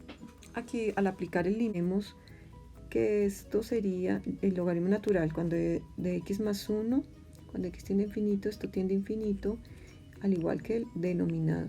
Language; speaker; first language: Spanish; native; Spanish